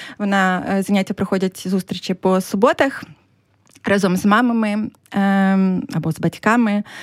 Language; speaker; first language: Ukrainian; native; Ukrainian